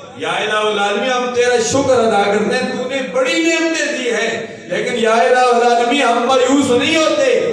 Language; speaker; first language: Urdu; non-native, local second language; Punjabi